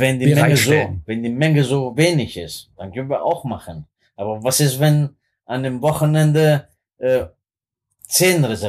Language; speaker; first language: German; non-native, fluent; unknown